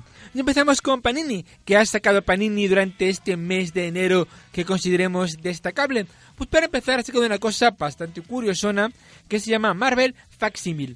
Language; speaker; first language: Spanish; native; Spanish